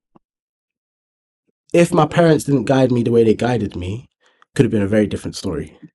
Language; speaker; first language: English; native; English